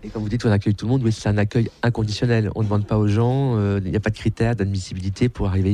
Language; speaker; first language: French; native; French